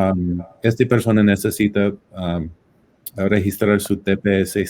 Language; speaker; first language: Spanish; non-native, fluent; English